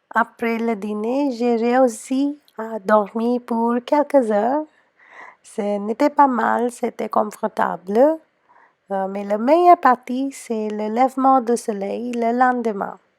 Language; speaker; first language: French; non-native, learner; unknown